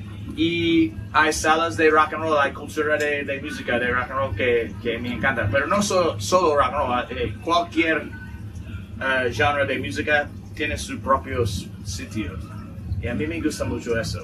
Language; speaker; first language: Spanish; non-native, learner; English